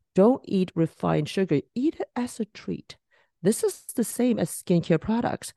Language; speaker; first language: English; non-native, local second language; Cantonese